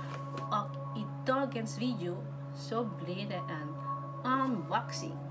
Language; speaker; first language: Swedish; non-native, fluent; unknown